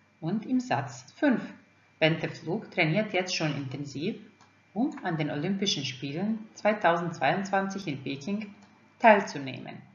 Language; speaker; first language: German; non-native, fluent; Croatian